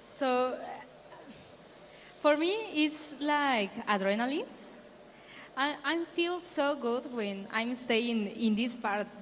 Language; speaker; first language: English; non-native, learner; Spanish